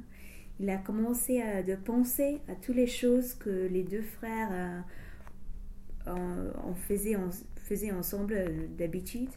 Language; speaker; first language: French; non-native, fluent; English